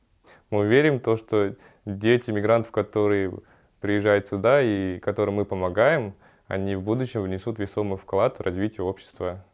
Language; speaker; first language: Russian; early bilingual, other home language; Kyrgyz